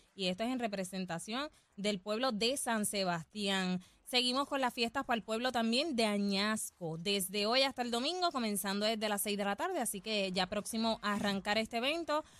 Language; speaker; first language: Spanish; native; Spanish